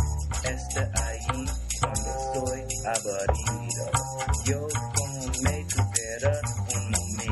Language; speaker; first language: Spanish; non-native, learner; English